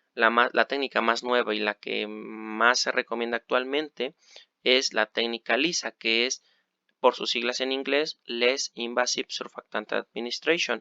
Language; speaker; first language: Spanish; native; Spanish